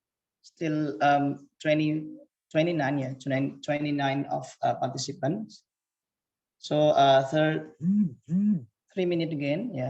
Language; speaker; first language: English; non-native, fluent; Indonesian